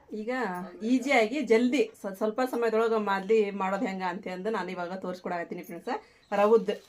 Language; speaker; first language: Kannada; non-native, local second language; Urdu